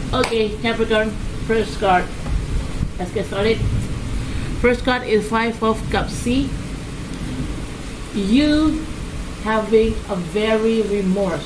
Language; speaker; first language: English; non-native, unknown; Indonesian